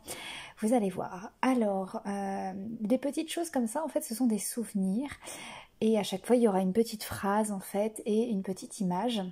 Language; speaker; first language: French; native; French